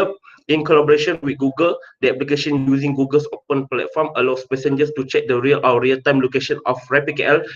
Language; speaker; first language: English; non-native, local second language; Malay